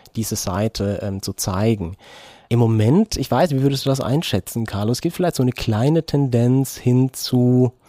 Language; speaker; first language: German; non-native, fluent; Norwegian